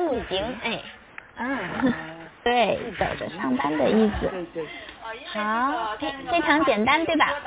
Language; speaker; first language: Chinese; native; Chinese